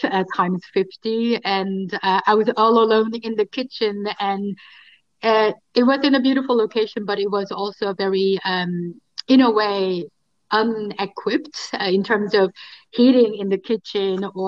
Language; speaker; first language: English; non-native, fluent; Korean